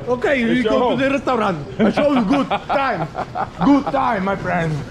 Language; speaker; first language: English; non-native, learner; Polish